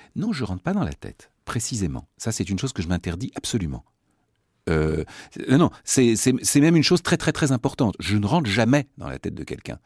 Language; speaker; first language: French; native; French